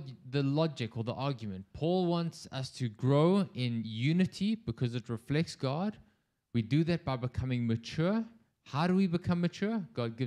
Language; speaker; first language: English; native; English